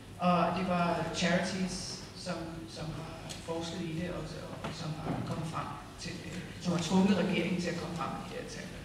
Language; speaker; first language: Danish; native; Danish